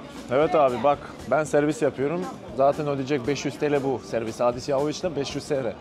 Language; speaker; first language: Turkish; non-native, learner; Macedonian